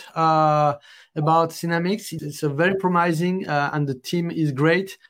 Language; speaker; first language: English; non-native, fluent; French